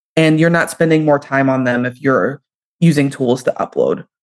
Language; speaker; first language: English; native; English